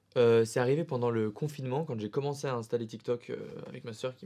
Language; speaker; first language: French; native; French